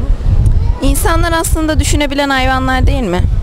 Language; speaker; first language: Turkish; non-native, learner; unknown